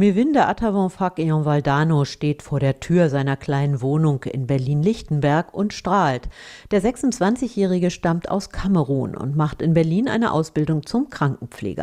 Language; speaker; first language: German; native; German